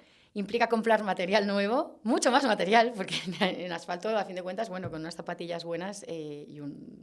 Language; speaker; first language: Spanish; native; Spanish